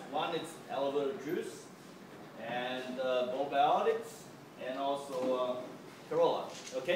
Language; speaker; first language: English; non-native, fluent; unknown